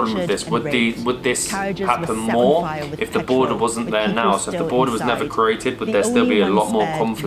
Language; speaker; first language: English; native; English